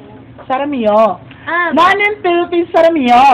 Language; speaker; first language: Korean; non-native, learner; Filipino